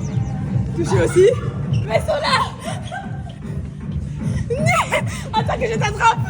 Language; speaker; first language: French; native; French